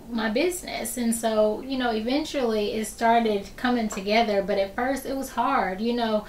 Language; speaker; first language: English; native; English